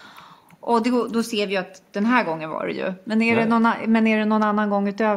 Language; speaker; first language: Swedish; native; Swedish